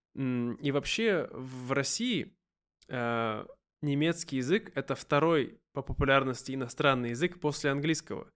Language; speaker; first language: Russian; native; Russian